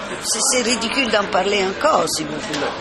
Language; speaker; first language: French; non-native, fluent; Italian